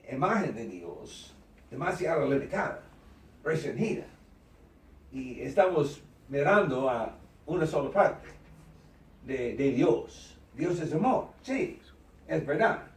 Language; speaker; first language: Spanish; non-native, learner; English